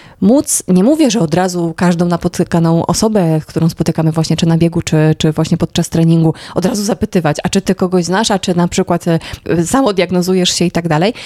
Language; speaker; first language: Polish; native; Polish